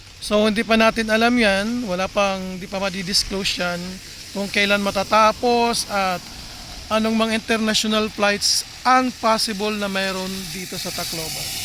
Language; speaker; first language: Filipino; non-native, local second language; Waray